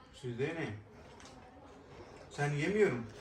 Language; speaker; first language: Turkish; non-native, learner; Urdu